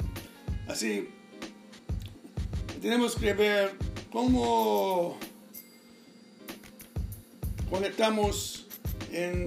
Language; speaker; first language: Spanish; non-native, fluent; English